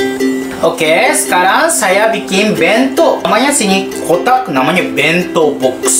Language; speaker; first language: Indonesian; non-native, learner; Japanese